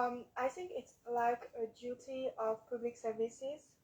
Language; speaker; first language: English; non-native, learner; French